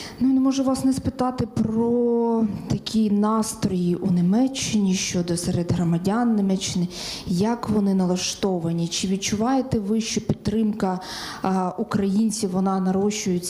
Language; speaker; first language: Ukrainian; native; Ukrainian